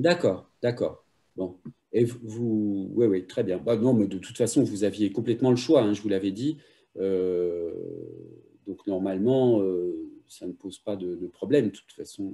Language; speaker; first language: French; native; French